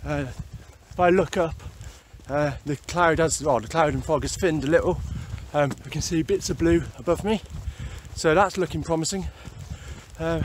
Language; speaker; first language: English; native; English